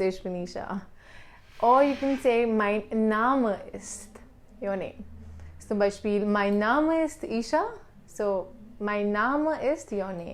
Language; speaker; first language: German; non-native, local second language; Hindi